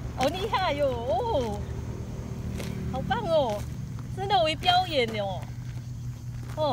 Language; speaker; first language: Chinese; non-native, learner; Filipino